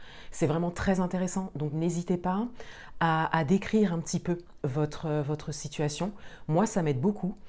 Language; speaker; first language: French; native; French